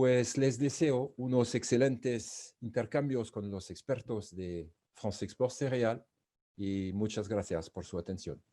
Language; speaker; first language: Spanish; non-native, fluent; French